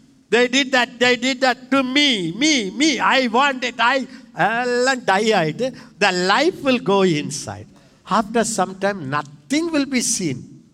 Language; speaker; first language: English; non-native, local second language; Tamil